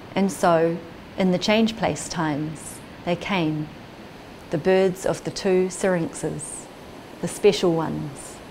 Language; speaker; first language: English; native; English